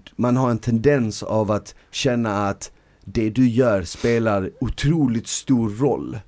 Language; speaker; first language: Swedish; native; Swedish